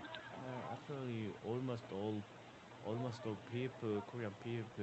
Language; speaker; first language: English; non-native, learner; Korean